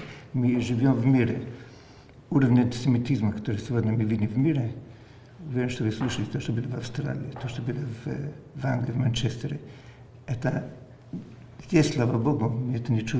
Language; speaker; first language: Russian; non-native, fluent; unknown